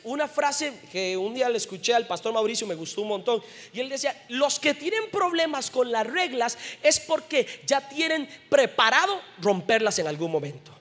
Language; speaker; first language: Spanish; native; Spanish